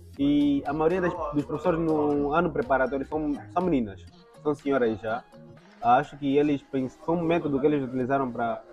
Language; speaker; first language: Portuguese; native; Portuguese